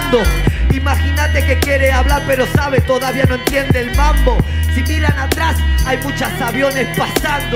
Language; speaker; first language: Spanish; native; Spanish